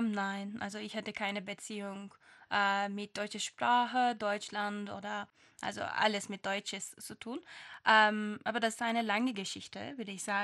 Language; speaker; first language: German; non-native, fluent; Turkish